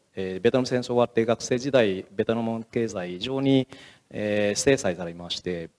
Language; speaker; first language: Japanese; non-native, fluent; Vietnamese